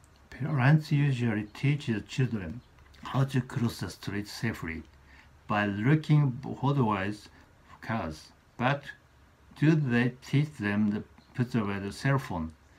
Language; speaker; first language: English; non-native, learner; Japanese